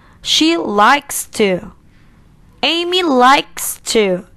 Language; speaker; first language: English; non-native, fluent; Indonesian